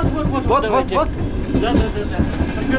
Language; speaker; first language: Russian; native; Russian